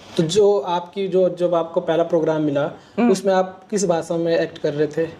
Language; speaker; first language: Hindi; native; Hindi